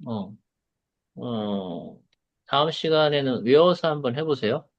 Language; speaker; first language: Korean; native; Korean